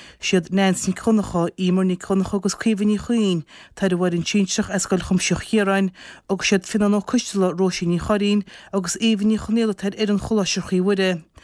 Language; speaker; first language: Irish; native; Irish